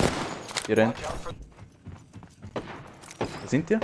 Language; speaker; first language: German; native; German